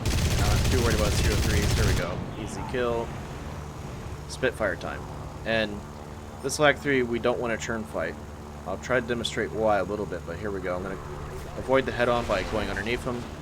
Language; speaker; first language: English; native; English